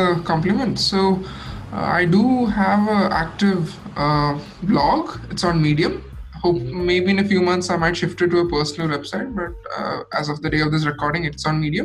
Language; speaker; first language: English; non-native, local second language; Malayalam